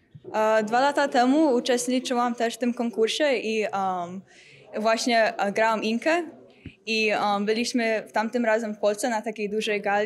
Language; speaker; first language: Polish; early bilingual, heritage; Polish